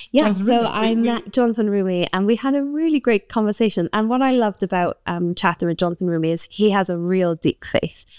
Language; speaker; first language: English; native; English